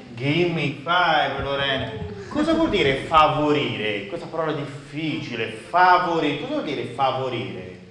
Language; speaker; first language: Italian; native; Italian